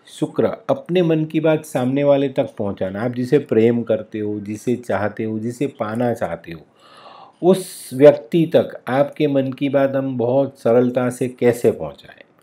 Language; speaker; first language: Hindi; non-native, local second language; Gujarati